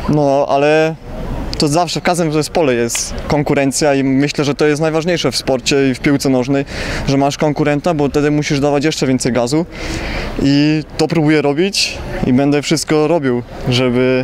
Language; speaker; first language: Polish; early bilingual, heritage; Polish